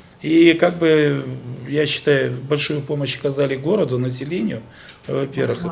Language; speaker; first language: Russian; native; Russian